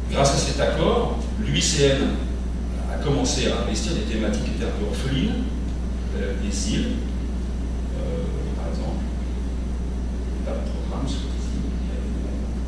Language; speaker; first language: French; native; French